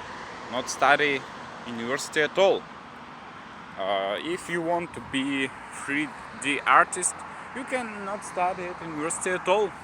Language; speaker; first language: English; non-native, learner; Russian